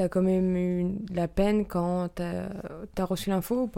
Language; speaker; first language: French; native; French